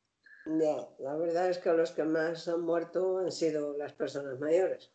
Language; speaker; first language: Spanish; native; Spanish